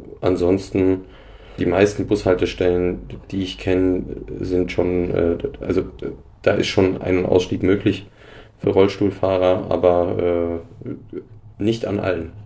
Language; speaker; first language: German; native; German